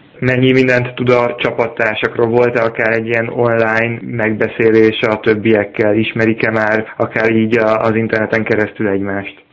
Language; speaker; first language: Hungarian; native; Hungarian